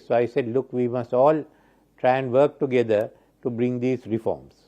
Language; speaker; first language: English; non-native, local second language; Sinhala